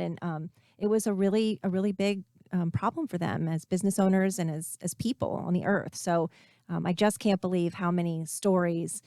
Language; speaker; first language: English; native; English